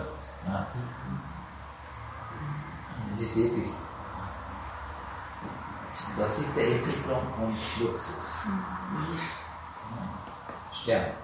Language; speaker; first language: German; non-native, learner; Sinhala